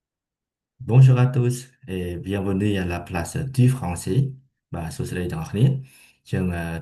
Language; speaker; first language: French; non-native, fluent; Khmer